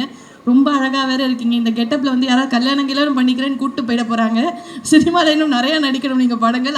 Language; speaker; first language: Tamil; native; Tamil